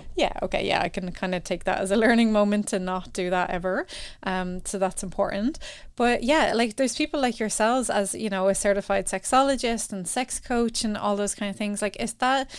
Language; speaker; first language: English; native; English